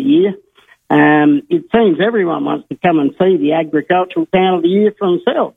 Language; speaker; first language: English; native; English